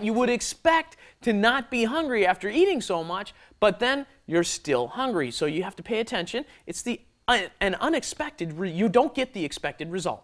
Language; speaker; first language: English; native; English